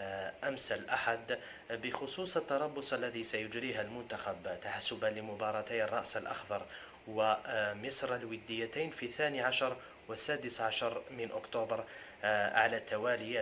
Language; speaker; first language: Arabic; native; Arabic